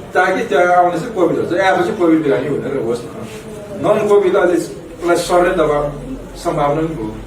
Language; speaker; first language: Nepali; native; Nepali